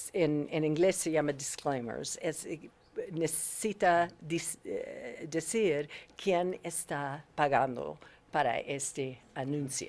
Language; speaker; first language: Spanish; non-native, learner; English